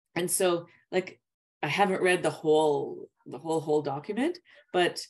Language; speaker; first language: English; native; English